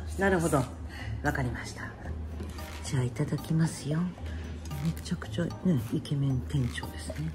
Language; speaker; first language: Japanese; native; Japanese